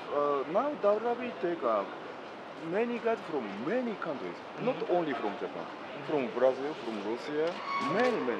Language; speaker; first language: English; non-native, learner; Japanese